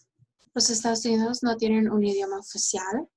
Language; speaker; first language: Spanish; early bilingual, heritage; Spanish